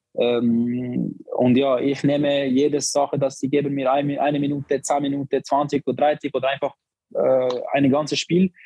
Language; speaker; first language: German; non-native, learner; Albanian